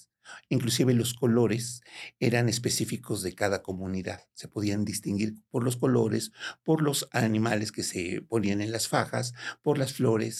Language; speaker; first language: Spanish; native; Spanish